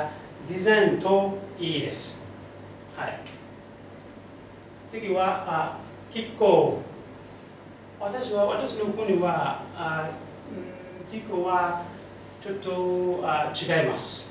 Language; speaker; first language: Japanese; non-native, learner; Mossi